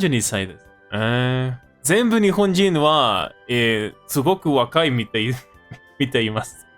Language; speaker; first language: Japanese; non-native, learner; Spanish